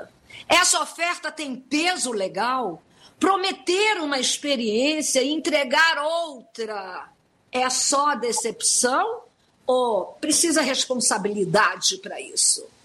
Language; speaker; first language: Portuguese; native; Portuguese